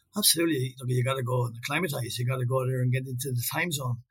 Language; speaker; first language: English; native; English